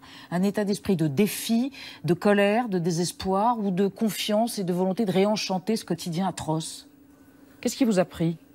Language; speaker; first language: French; native; French